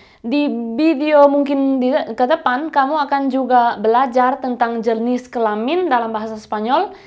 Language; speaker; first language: Indonesian; non-native, fluent; Spanish